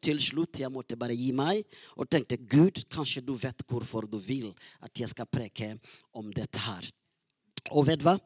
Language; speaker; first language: Norwegian; non-native, fluent; Rundi